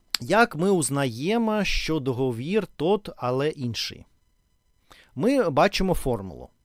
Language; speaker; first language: Ukrainian; non-native, learner; Russian